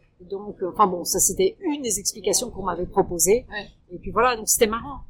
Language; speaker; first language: French; early bilingual, heritage; French